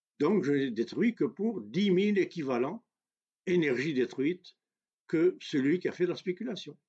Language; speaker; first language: French; non-native, local second language; Kabyle